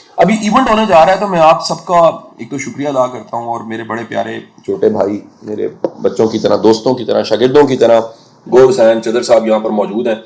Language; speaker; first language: Urdu; non-native, local second language; Punjabi